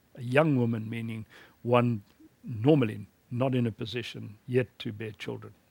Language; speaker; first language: English; native; English